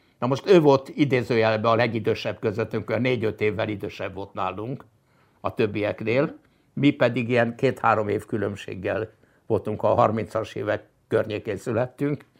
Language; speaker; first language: Hungarian; native; Hungarian